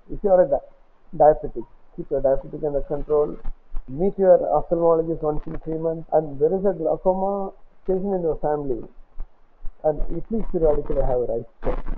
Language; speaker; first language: English; non-native, local second language; Tamil